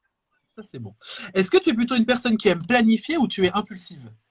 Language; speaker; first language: French; native; French